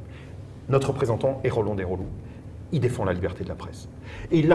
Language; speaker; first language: French; native; French